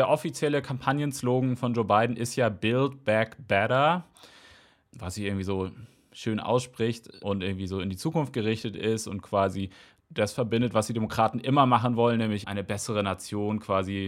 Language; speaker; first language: German; native; German